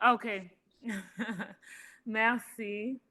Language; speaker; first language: French; non-native, fluent; English